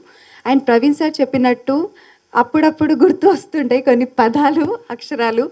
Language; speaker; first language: Telugu; non-native, fluent; Tamil